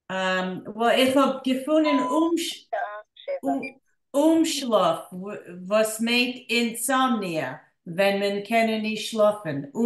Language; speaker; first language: German; non-native, learner; English